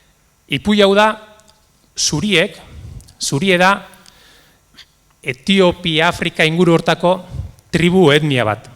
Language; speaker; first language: Basque; native; Basque